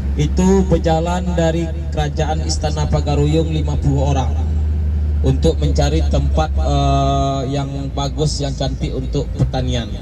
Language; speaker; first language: Malay; non-native, local second language; Minangkabau